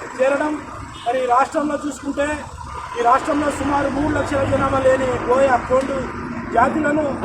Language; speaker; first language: Telugu; non-native, local second language; Lambadi